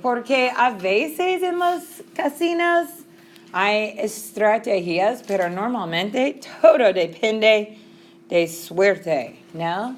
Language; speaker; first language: Spanish; non-native, fluent; English